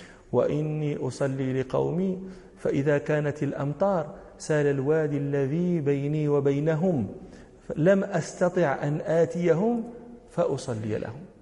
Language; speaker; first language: Arabic; native; Arabic